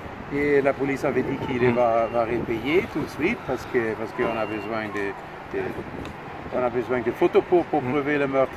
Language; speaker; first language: French; non-native, fluent; German